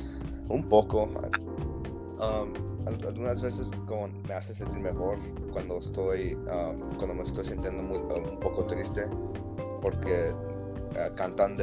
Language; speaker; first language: Spanish; early bilingual, heritage; Spanish